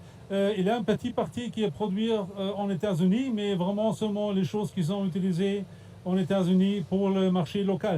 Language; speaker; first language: French; non-native, fluent; German